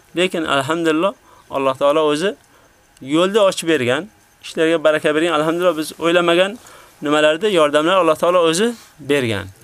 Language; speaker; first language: Uzbek; native; Uzbek